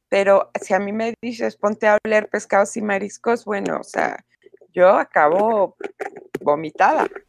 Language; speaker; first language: Spanish; native; Spanish